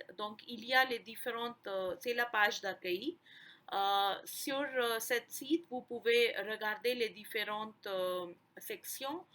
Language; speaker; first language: French; non-native, fluent; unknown